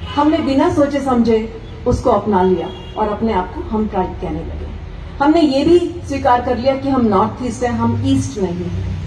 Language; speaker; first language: Hindi; native; Hindi